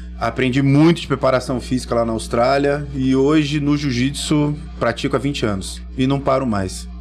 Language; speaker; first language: Portuguese; native; Portuguese